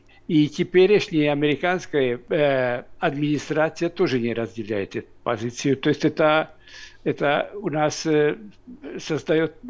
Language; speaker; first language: Russian; non-native, fluent; Hungarian